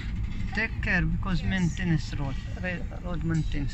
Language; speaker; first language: English; non-native, learner; Arabic